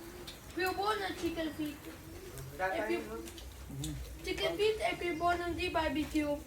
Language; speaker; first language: Italian; early bilingual, other home language; Filipino